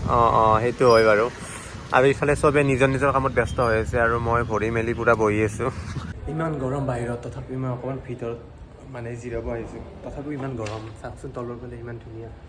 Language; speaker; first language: Assamese; native; Assamese